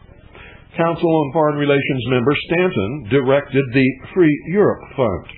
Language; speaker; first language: English; native; English